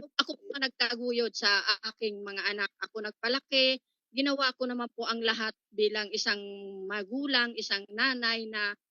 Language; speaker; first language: Filipino; native; Filipino